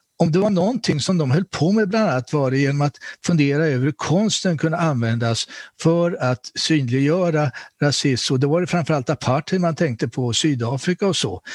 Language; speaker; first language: Swedish; native; Swedish